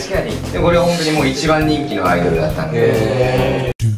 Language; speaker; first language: Japanese; native; Japanese